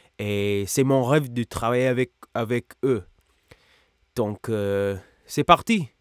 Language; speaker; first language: French; non-native, learner; English